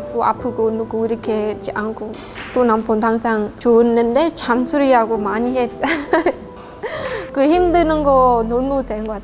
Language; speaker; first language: Korean; non-native, learner; Khmer